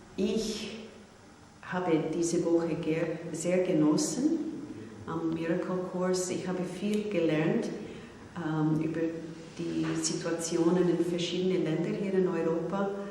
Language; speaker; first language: German; non-native, fluent; English